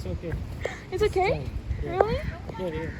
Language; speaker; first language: English; non-native, learner; Korean